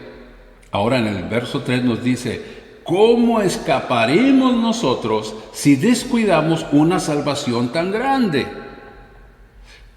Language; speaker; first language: Spanish; native; Spanish